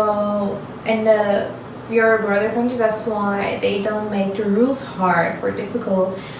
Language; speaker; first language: English; non-native, learner; Turkish